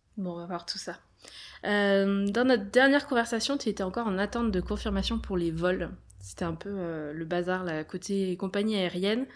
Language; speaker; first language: French; native; French